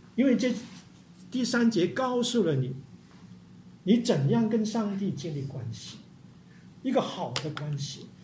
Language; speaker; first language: Chinese; non-native, local second language; Cantonese